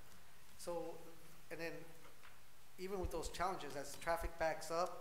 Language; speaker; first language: English; native; English